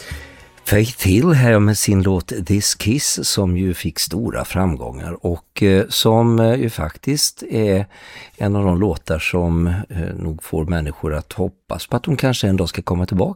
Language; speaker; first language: Swedish; native; Swedish